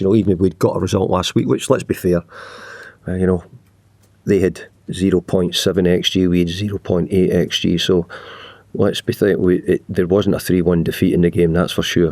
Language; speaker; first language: English; native; English